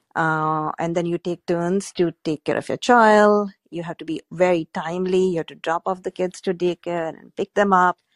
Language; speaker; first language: English; non-native, local second language; Gujarati